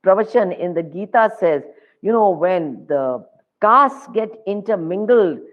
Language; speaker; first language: English; non-native, local second language; Hindi